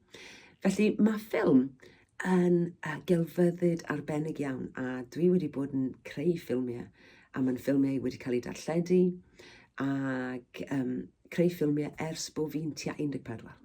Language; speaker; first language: Welsh; native; Welsh